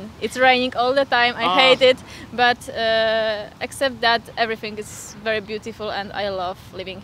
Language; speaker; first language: English; non-native, fluent; Polish